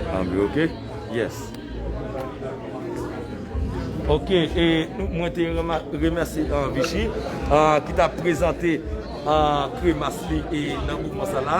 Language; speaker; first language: French; non-native, local second language; Haitian Creole